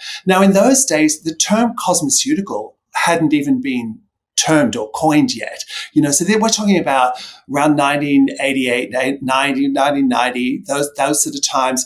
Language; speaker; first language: English; native; English